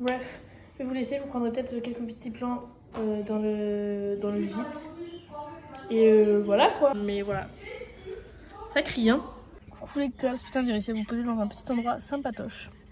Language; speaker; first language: French; native; French